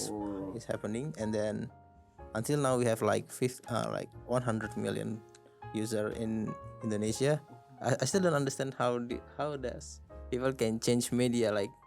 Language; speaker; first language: English; non-native, learner; Indonesian